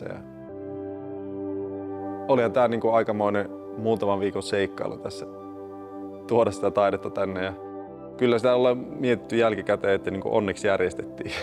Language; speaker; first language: Finnish; native; Finnish